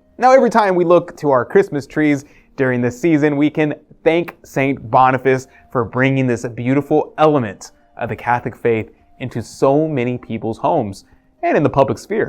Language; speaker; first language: English; native; English